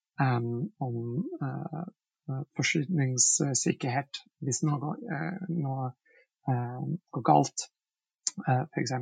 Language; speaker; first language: Norwegian; non-native, fluent; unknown